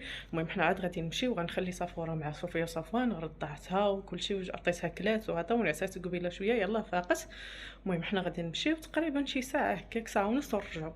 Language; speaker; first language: Arabic; native; Arabic